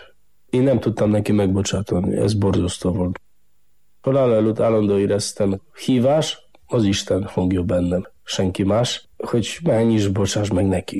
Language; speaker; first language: Hungarian; non-native, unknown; Polish